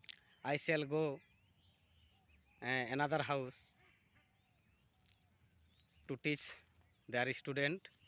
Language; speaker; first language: English; non-native, learner; Bangla